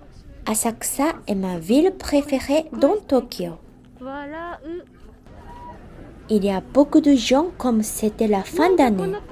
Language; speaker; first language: French; non-native, fluent; Japanese